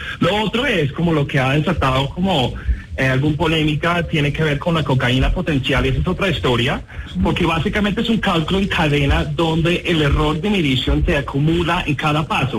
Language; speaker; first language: Spanish; non-native, fluent; English